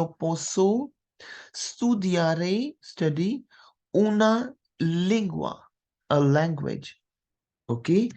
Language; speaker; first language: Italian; non-native, fluent; Hindi